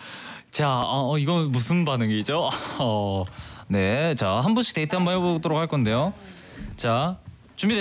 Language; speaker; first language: Korean; native; Korean